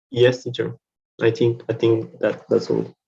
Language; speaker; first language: English; non-native, learner; Spanish